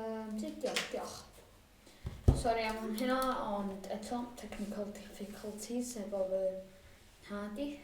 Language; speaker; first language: Welsh; native; Welsh